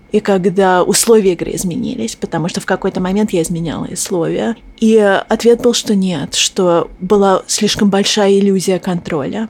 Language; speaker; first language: Russian; early bilingual, heritage; Russian